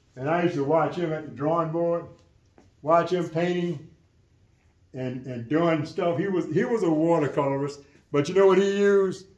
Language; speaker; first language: English; native; English